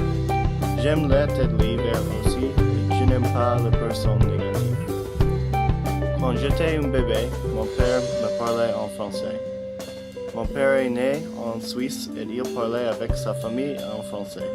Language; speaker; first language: French; non-native, learner; English